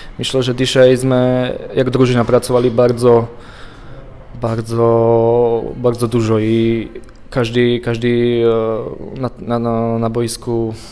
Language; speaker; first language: Polish; non-native, learner; Slovak